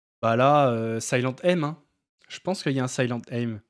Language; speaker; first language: French; native; French